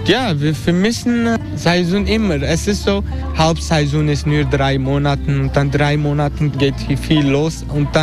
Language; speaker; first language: German; non-native, learner; Turkish